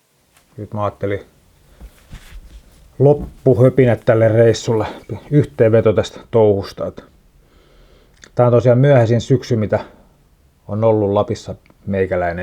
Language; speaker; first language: Finnish; native; Finnish